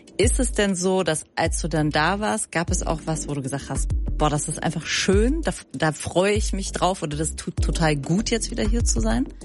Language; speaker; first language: German; native; German